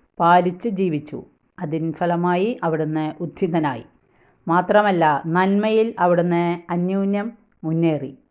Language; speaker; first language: Malayalam; native; Malayalam